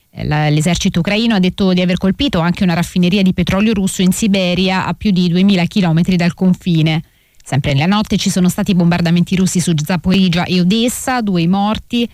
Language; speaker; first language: Italian; native; Italian